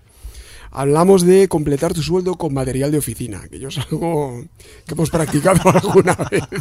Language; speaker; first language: Spanish; native; Spanish